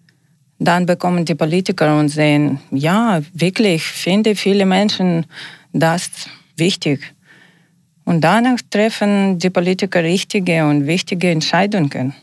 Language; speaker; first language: German; non-native, learner; Ukrainian